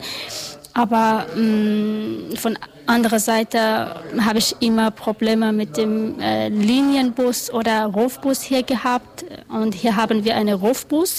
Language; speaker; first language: German; non-native, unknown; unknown